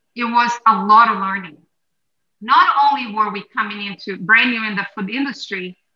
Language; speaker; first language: English; non-native, fluent; Portuguese